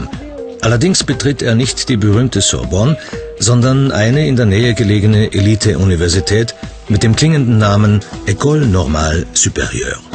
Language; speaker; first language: German; native; German